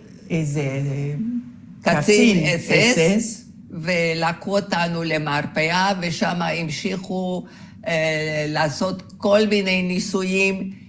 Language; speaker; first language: Hebrew; non-native, fluent; Hungarian